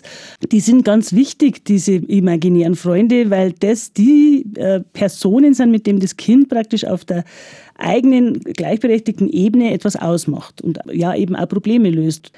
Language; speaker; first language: German; native; German